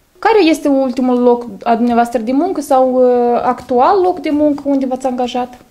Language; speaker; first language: Romanian; native; Romanian